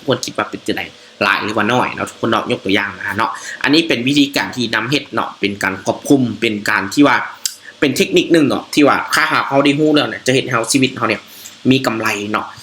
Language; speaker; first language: Thai; non-native, local second language; Northeastern Thai